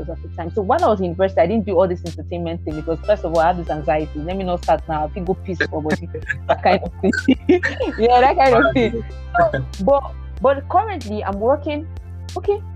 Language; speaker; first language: English; non-native, local second language; Igbo